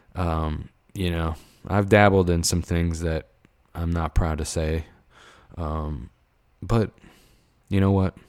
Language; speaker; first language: English; native; English